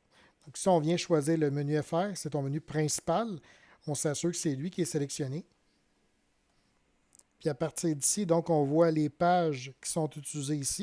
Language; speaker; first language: French; native; French